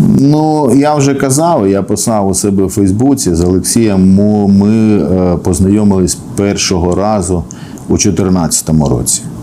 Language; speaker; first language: Ukrainian; non-native, local second language; Russian